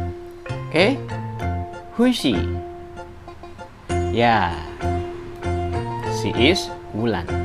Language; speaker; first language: English; non-native, learner; Indonesian